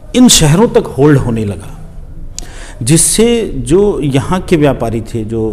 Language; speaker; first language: Hindi; native; Hindi